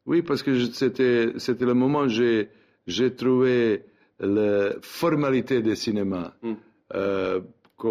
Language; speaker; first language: French; non-native, learner; Serbian